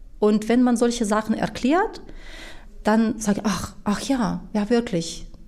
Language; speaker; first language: German; non-native, fluent; Ukrainian